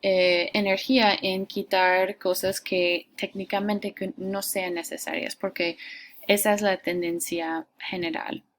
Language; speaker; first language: Spanish; non-native, fluent; English